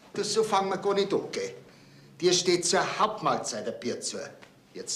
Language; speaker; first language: German; native; German